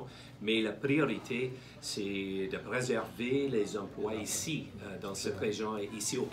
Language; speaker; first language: French; non-native, learner; English